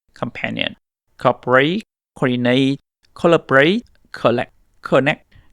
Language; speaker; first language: English; non-native, fluent; Vietnamese